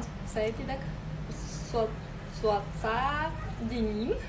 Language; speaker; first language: Indonesian; non-native, learner; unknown